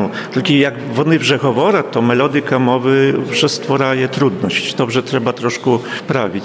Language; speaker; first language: Polish; non-native, local second language; Ukrainian